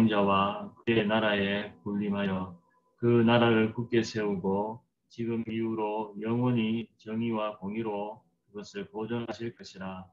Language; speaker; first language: Korean; native; Korean